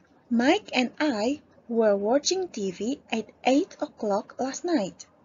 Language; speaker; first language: English; non-native, fluent; Indonesian